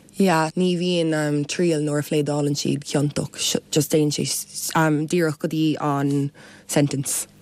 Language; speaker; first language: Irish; non-native, local second language; English